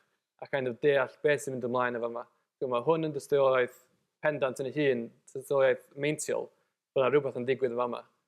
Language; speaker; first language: Welsh; native; Welsh